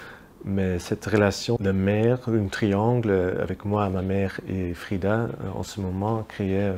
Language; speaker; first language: French; non-native, local second language; Dutch